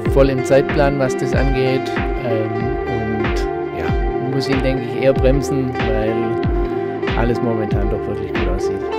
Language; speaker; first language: German; native; German